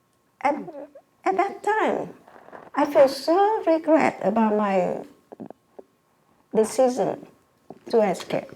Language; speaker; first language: English; non-native, learner; Vietnamese